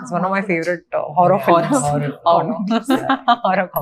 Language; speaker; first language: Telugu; non-native, fluent; Hindi